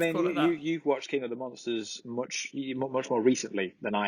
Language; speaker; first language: English; native; English